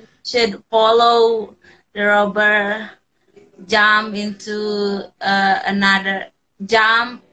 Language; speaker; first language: English; non-native, learner; Indonesian